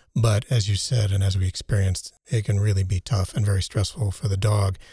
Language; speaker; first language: English; native; English